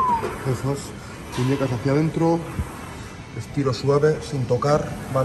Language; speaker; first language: Spanish; native; Spanish